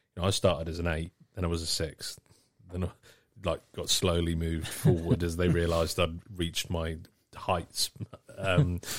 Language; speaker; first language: English; native; English